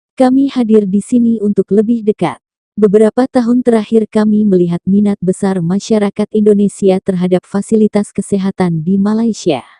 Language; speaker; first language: Indonesian; native; Indonesian